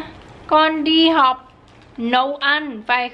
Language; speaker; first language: Vietnamese; early bilingual, heritage; English